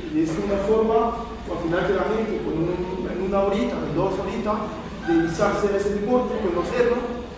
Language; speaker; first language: Spanish; early bilingual, heritage; Spanish